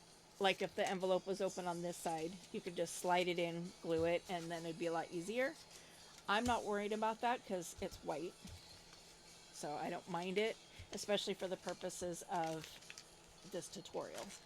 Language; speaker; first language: English; native; English